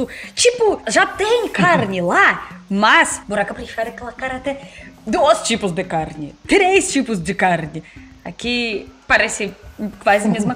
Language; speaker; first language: Portuguese; non-native, learner; Russian